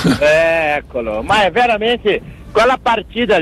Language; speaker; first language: Italian; non-native, fluent; Portuguese